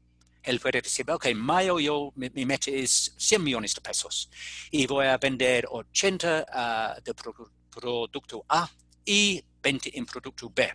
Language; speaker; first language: Spanish; non-native, fluent; English